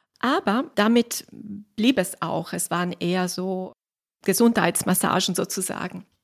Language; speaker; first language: German; non-native, fluent; Italian